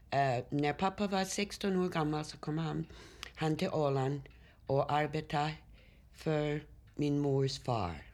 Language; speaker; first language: Swedish; early bilingual, heritage; Swedish